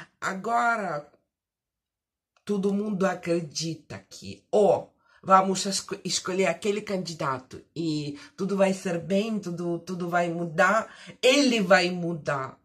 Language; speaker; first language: Portuguese; early bilingual, heritage; Portuguese